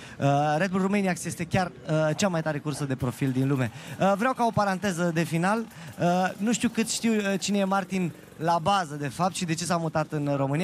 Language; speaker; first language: Romanian; native; Romanian